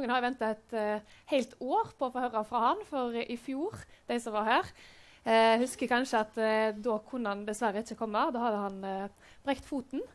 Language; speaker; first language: Norwegian; native; Norwegian